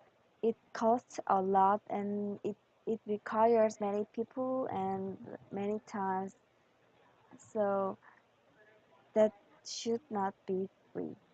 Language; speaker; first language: English; non-native, learner; Korean